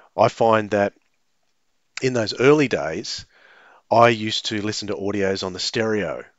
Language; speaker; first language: English; native; English